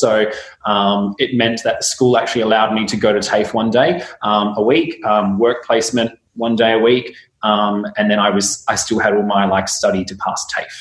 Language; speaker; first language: English; native; English